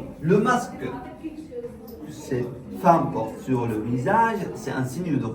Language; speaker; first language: French; non-native, fluent; Arabic